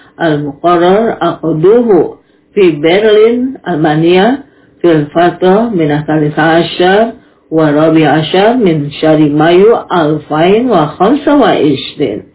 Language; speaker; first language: Arabic; non-native, fluent; Indonesian